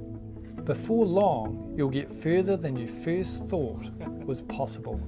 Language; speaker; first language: English; native; English